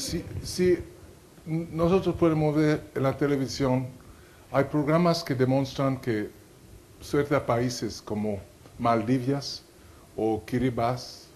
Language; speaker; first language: Spanish; non-native, fluent; French